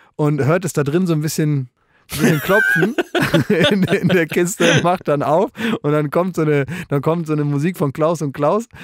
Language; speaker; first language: German; native; German